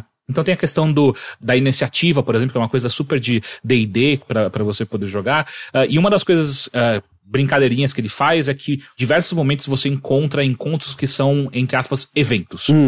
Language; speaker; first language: Portuguese; native; Portuguese